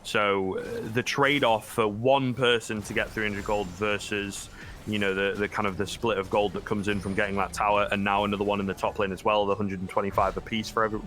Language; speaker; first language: English; native; English